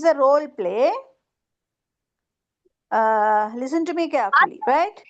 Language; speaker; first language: English; non-native, local second language; Tamil